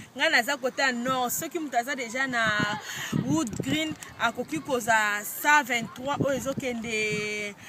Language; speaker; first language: Lingala; non-native, local second language; Kongo